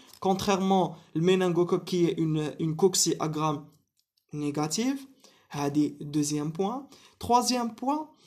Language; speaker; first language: French; non-native, local second language; Arabic